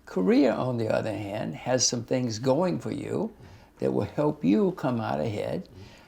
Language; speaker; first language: English; native; English